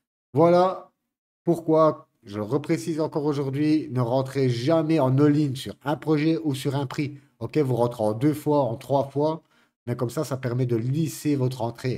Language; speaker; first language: French; native; French